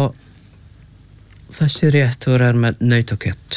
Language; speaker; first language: Icelandic; non-native, learner; Czech